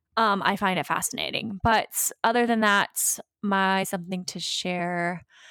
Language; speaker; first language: English; native; English